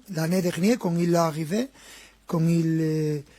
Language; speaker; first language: French; non-native, fluent; Spanish